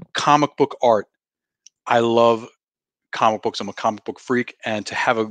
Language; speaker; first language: English; native; English